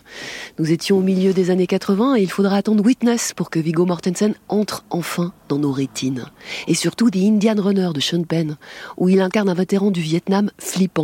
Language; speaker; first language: French; native; French